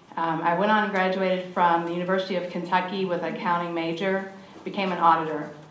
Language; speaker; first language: English; native; English